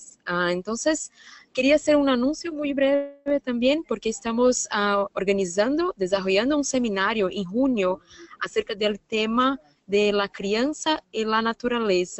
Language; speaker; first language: Spanish; non-native, learner; Portuguese